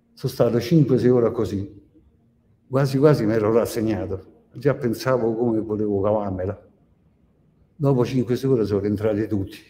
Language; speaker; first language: Italian; native; Italian